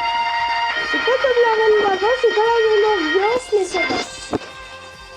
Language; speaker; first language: French; native; French